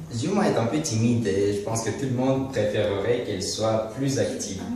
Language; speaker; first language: French; non-native, learner; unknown